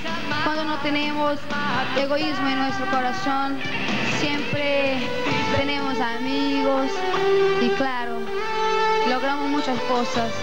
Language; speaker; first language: Spanish; non-native, fluent; Portuguese